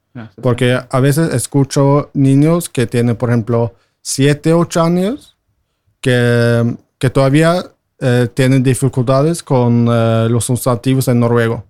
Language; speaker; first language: Spanish; non-native, fluent; Norwegian